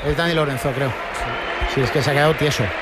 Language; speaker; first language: Spanish; native; Spanish